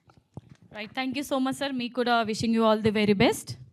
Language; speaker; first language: Telugu; native; Telugu